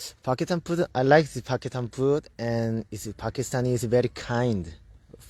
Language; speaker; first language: English; non-native, learner; Korean